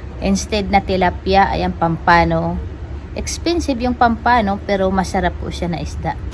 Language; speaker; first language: Filipino; native; Filipino